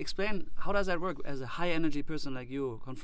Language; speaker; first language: English; non-native, fluent; German